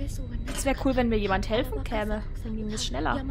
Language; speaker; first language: German; native; German